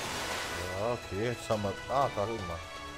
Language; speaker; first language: German; native; German